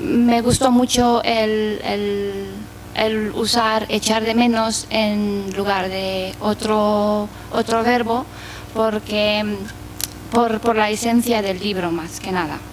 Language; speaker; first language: Spanish; non-native, fluent; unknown